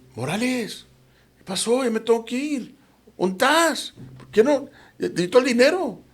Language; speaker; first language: Spanish; early bilingual, heritage; Spanish